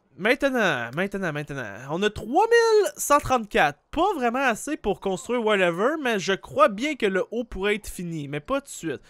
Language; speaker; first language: French; native; French